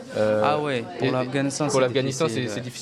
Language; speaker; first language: French; non-native, learner; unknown